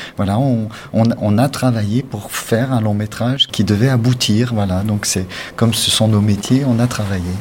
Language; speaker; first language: French; native; French